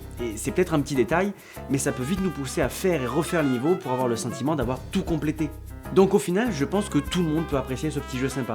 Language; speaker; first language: French; native; French